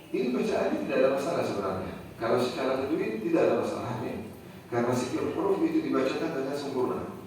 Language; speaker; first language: Indonesian; non-native, fluent; Arabic